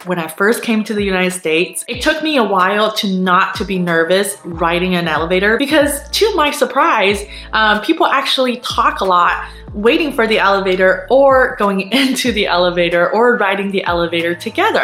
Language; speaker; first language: English; non-native, fluent; Chinese